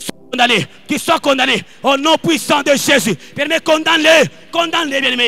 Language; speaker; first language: French; non-native, local second language; Lingala